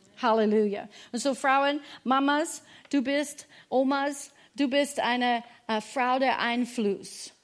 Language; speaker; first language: German; non-native, fluent; English